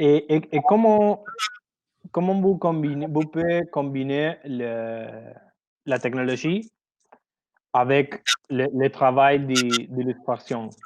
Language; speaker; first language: French; non-native, learner; Spanish